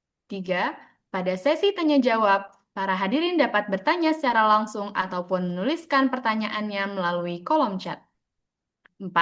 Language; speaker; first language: Indonesian; native; Indonesian